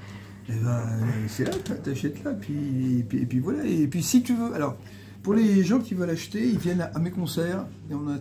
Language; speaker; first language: French; native; French